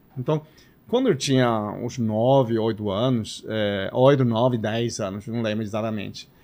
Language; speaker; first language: Portuguese; non-native, fluent; Chinese